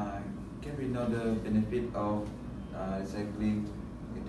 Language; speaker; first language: English; non-native, learner; Malay